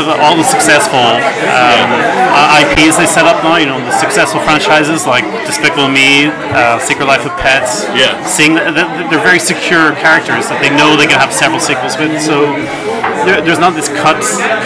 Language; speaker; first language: English; native; English